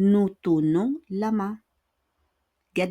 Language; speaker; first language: French; non-native, fluent; Filipino